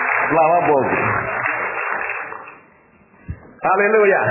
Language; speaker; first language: Russian; non-native, learner; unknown